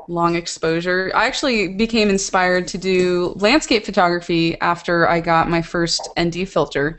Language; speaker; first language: English; native; English